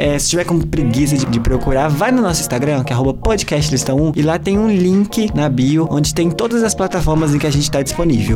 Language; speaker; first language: Portuguese; native; Portuguese